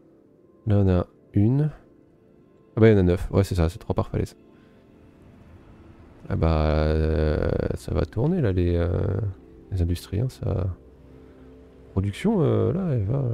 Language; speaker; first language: French; native; French